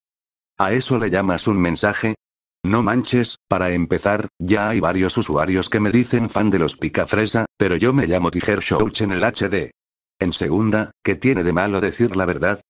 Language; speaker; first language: Spanish; native; Spanish